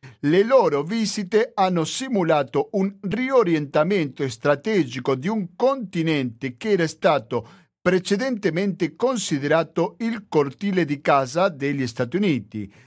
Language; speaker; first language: Italian; non-native, fluent; Spanish